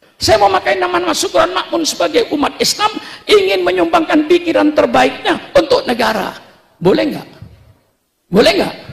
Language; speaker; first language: Indonesian; non-native, local second language; Madurese